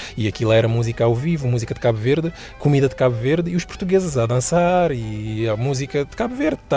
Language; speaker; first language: Portuguese; non-native, local second language; Kabuverdianu